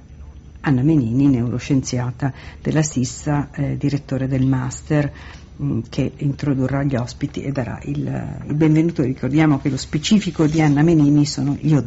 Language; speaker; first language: Italian; native; Italian